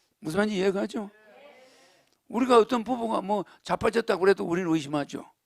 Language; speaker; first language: Korean; native; Korean